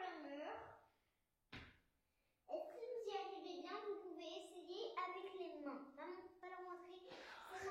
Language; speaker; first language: French; early bilingual, other home language; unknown